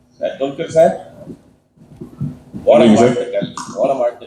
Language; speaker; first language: Tamil; native; Tamil